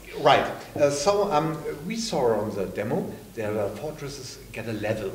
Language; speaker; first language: English; non-native, learner; German